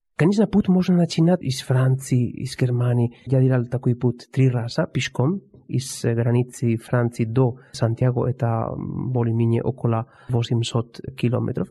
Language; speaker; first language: Russian; non-native, fluent; Spanish